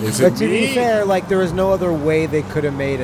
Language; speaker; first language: English; native; English